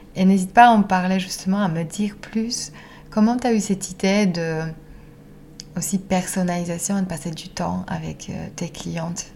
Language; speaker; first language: French; non-native, fluent; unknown